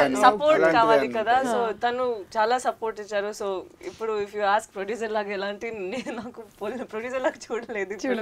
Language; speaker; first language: Telugu; non-native, local second language; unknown